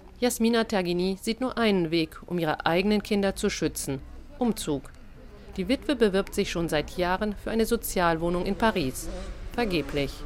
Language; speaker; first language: German; native; German